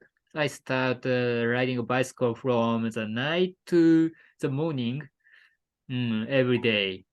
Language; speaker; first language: English; non-native, learner; Japanese